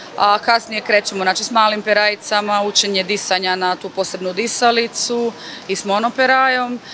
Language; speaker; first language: Croatian; native; Croatian